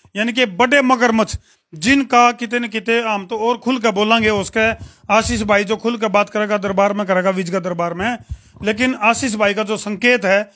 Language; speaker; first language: Hindi; native; Hindi